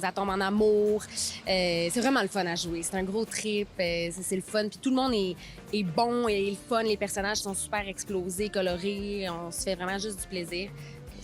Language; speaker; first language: French; native; French